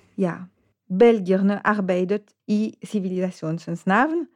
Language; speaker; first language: Norwegian; non-native, fluent; French